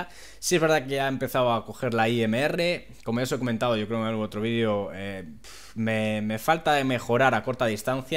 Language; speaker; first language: Spanish; native; Spanish